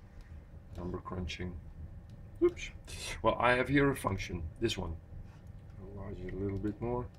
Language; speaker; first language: English; non-native, fluent; Dutch